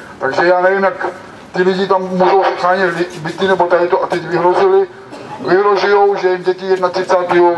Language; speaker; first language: Czech; native; Czech